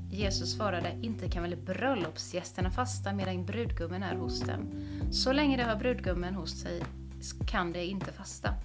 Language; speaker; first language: Swedish; native; Swedish